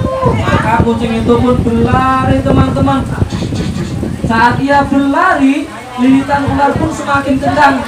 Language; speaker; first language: Indonesian; native; Indonesian